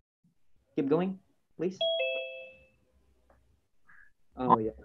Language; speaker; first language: English; non-native, local second language; Indonesian